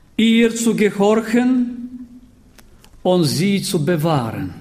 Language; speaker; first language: German; non-native, fluent; Bulgarian